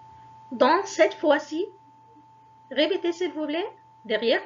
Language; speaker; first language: French; non-native, fluent; Arabic